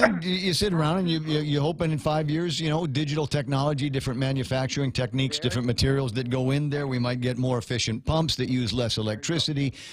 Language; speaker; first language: English; native; English